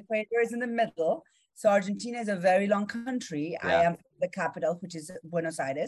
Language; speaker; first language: English; non-native, fluent; Spanish